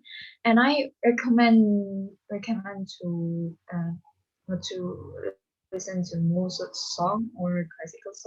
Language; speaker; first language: English; non-native, learner; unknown